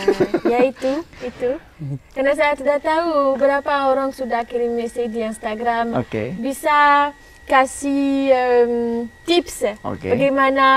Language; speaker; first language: Indonesian; non-native, learner; French